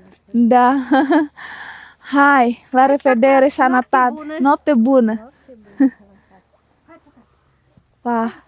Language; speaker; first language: Romanian; non-native, learner; Indonesian